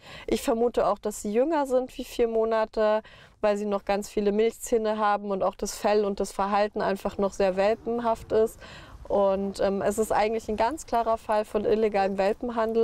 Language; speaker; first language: German; native; German